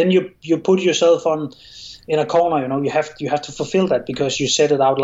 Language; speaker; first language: English; non-native, fluent; Danish